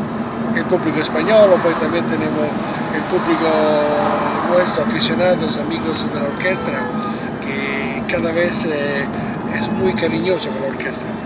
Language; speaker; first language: Spanish; non-native, fluent; Italian